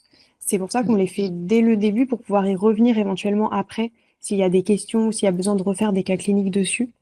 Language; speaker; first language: French; native; French